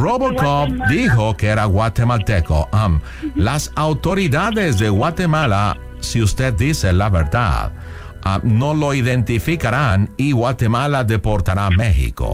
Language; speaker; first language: Spanish; non-native, local second language; English